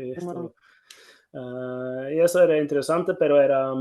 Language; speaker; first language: Spanish; non-native, fluent; Norwegian